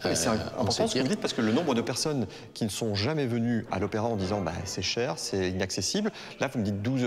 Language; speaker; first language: French; native; French